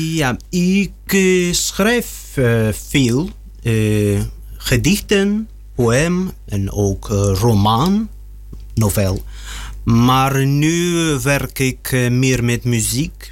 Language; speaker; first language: Dutch; non-native, learner; Russian